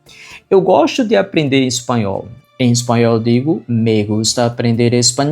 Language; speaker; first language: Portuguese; non-native, fluent; Spanish